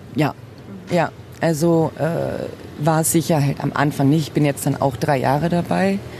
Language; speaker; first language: German; early bilingual, other home language; Portuguese